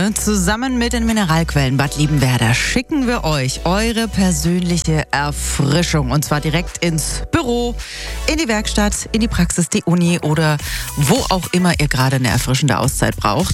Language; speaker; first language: German; native; German